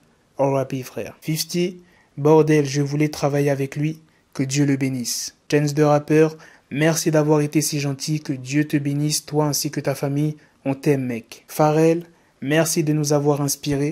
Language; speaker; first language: French; native; French